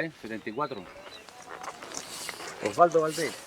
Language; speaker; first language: Spanish; native; Spanish